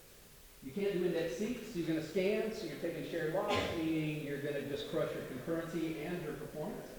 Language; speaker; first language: English; native; English